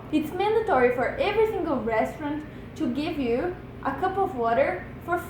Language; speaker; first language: English; non-native, fluent; Portuguese